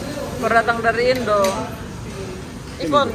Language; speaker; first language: Indonesian; native; Indonesian